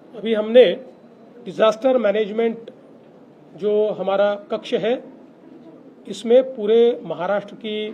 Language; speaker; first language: Hindi; non-native, local second language; Marathi